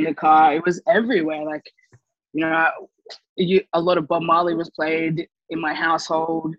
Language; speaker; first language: English; native; English